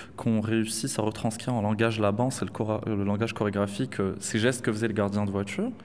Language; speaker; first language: French; non-native, local second language; Arabic